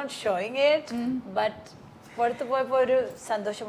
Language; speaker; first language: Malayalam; non-native, local second language; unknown